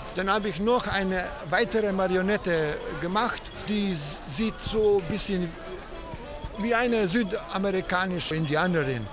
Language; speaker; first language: German; non-native, fluent; Italian